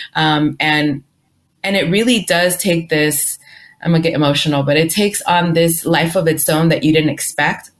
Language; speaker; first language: English; early bilingual, other home language; Spanish